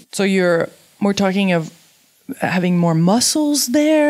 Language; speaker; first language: English; non-native, fluent; French